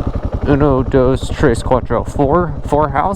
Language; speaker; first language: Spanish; non-native, learner; English